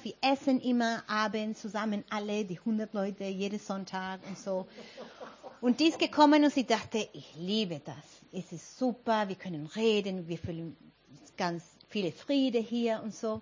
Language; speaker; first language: German; non-native, fluent; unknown